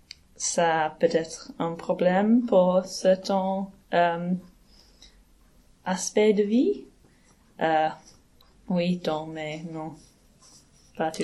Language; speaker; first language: French; non-native, learner; English